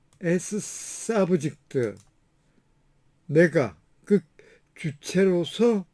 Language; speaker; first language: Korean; native; Korean